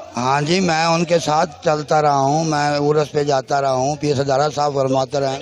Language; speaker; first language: Urdu; non-native, local second language; Punjabi